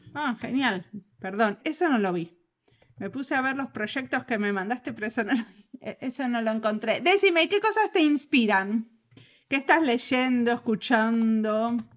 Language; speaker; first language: Spanish; native; Spanish